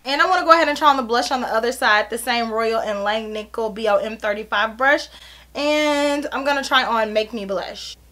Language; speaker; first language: English; native; English